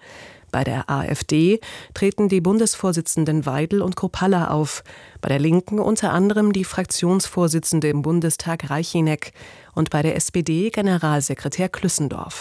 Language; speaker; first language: German; native; German